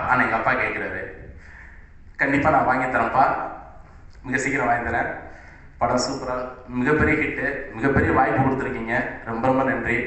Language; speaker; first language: Tamil; native; Tamil